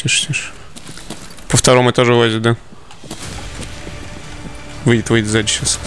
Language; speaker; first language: Russian; native; Russian